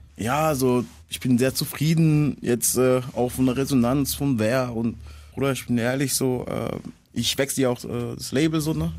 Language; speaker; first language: German; early bilingual, other home language; French